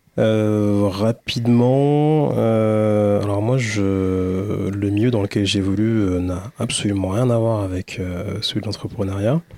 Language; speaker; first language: French; early bilingual, other home language; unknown